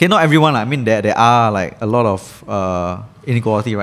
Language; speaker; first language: English; native; English